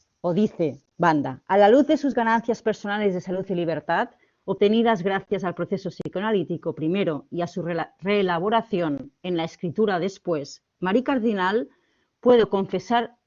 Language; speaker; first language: Spanish; native; Spanish